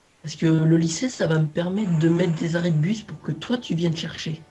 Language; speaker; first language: French; native; French